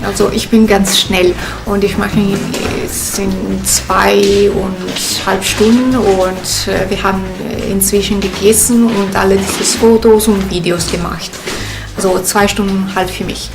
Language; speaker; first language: German; non-native, fluent; Italian